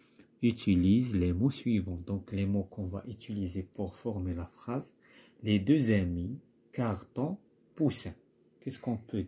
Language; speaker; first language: French; non-native, local second language; Arabic